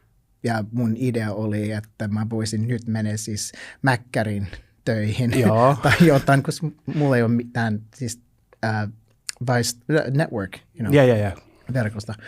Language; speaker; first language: Finnish; non-native, learner; English